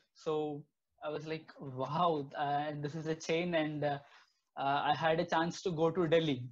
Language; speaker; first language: English; non-native, local second language; Telugu